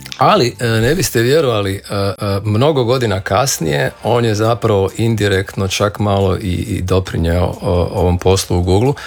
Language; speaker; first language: Serbian; native; Serbian